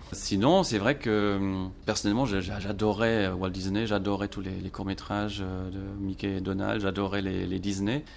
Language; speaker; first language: French; non-native, local second language; Luxembourgish